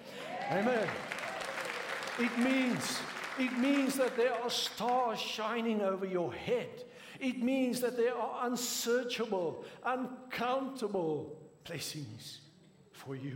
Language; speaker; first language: English; non-native, local second language; Afrikaans